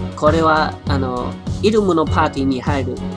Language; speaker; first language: Japanese; non-native, learner; Chinese